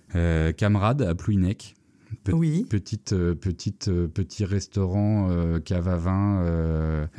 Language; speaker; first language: French; native; French